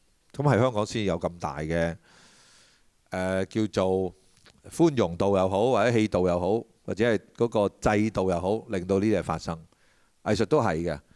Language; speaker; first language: Cantonese; native; Cantonese